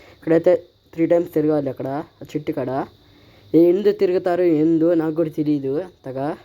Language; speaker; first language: Telugu; non-native, local second language; Urdu